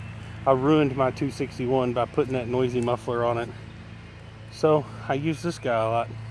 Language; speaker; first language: English; native; English